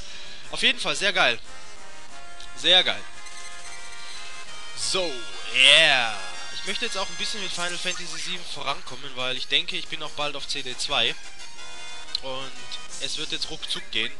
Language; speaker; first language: German; native; German